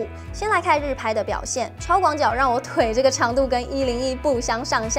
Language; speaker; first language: Chinese; native; Chinese